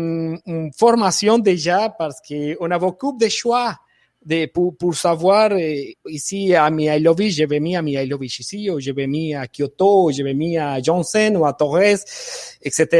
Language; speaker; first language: French; non-native, fluent; Spanish